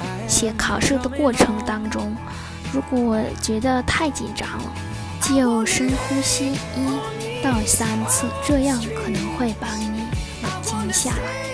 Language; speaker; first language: Chinese; non-native, fluent; Vietnamese